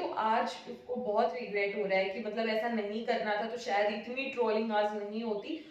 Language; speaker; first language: Hindi; native; Hindi